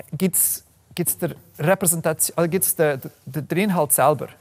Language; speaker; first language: German; non-native, fluent; English